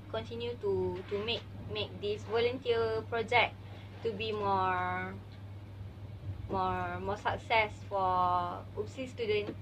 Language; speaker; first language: English; non-native, learner; Malay